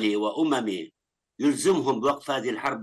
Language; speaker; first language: Arabic; native; Arabic